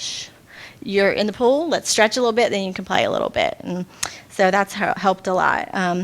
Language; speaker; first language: English; native; English